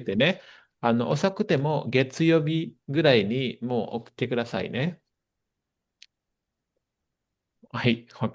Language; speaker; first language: Japanese; non-native, fluent; Indonesian